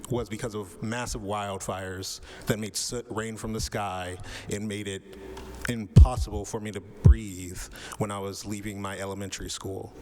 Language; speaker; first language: English; native; English